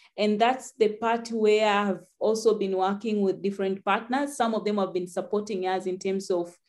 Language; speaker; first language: English; non-native, local second language; Swahili